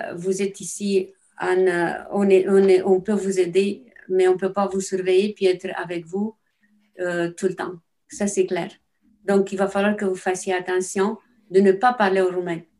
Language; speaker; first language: French; non-native, fluent; Romanian